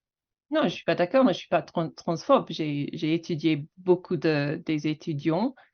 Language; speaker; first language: French; non-native, fluent; English